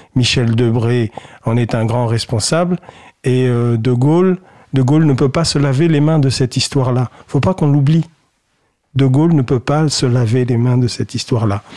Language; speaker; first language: French; early bilingual, other home language; Kabyle